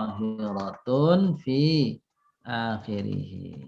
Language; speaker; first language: Arabic; non-native, fluent; Indonesian